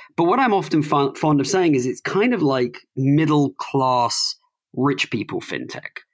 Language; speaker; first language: English; native; English